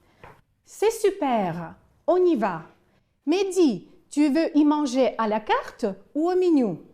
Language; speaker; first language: French; non-native, fluent; Ukrainian